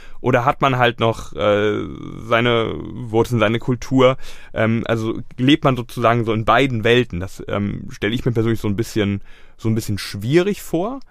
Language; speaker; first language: German; native; German